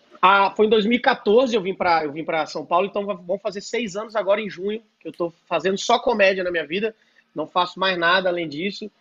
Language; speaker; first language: Portuguese; native; Portuguese